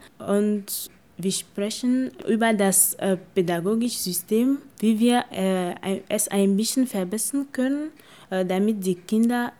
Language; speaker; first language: German; non-native, fluent; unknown